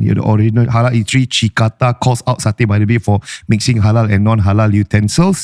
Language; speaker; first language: English; non-native, local second language; Malay